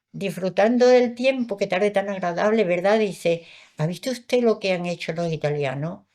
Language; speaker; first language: Spanish; early bilingual, other home language; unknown